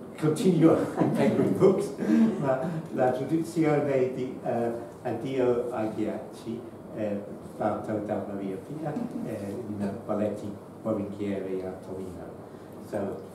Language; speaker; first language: Italian; non-native, learner; English